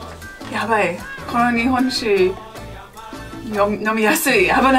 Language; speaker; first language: Japanese; non-native, learner; English